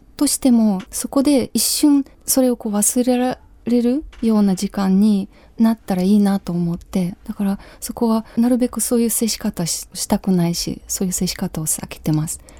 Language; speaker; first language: Japanese; non-native, fluent; Ukrainian